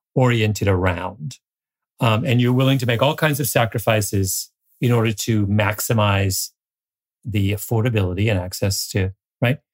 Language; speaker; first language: English; native; English